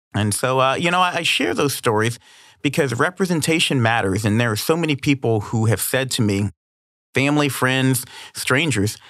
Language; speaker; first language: English; native; English